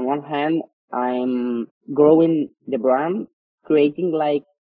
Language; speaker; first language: English; non-native, fluent; Spanish